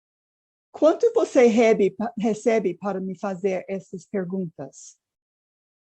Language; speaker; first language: Portuguese; non-native, fluent; English